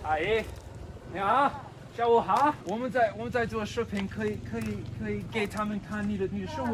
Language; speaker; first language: Chinese; non-native, learner; English